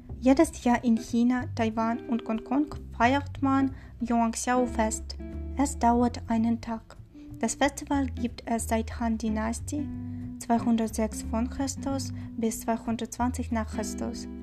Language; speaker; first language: German; non-native, learner; Chinese